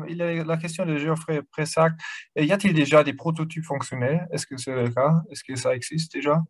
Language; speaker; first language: French; non-native, fluent; German